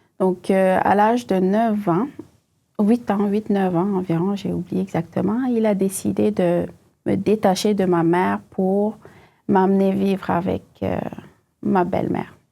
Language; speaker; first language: French; non-native, local second language; Fula